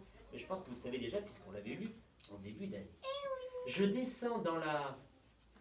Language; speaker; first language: French; native; French